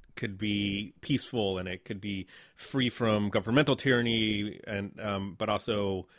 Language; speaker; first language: English; native; English